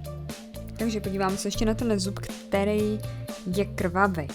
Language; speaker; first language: Czech; native; Czech